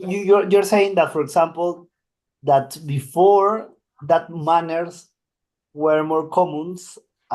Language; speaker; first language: English; non-native, learner; Spanish